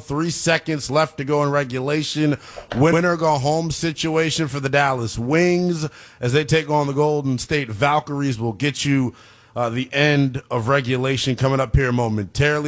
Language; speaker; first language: English; native; English